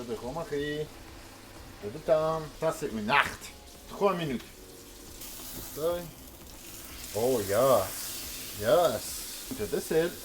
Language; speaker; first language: French; non-native, learner; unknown